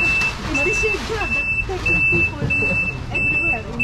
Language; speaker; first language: English; non-native, local second language; Filipino